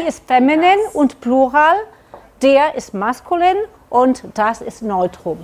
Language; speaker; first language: German; non-native, learner; Catalan